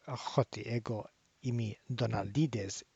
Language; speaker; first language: Greek; non-native, learner; English